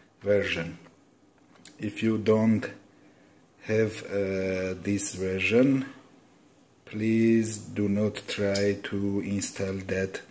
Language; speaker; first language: English; non-native, fluent; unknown